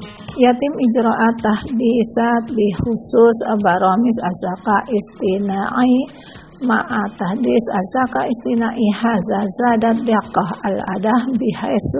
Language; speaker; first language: Arabic; non-native, fluent; Indonesian